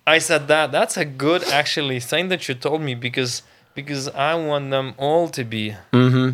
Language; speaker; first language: English; non-native, fluent; Ukrainian